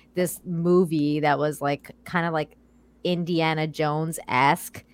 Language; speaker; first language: English; early bilingual, other home language; Persian